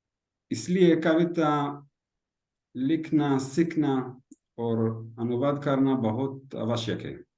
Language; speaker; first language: Hindi; non-native, learner; Hebrew